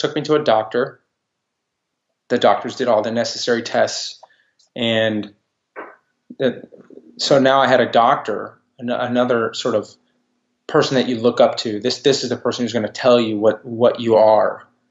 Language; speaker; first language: English; native; English